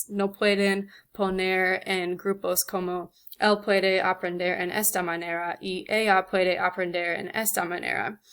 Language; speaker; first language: Spanish; non-native, learner; English